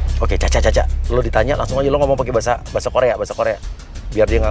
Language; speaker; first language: Indonesian; native; Indonesian